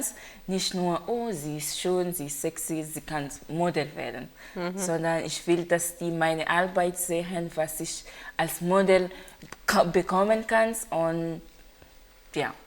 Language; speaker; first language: German; non-native, learner; Haitian Creole